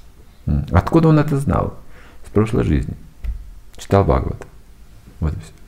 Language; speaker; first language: Russian; native; Russian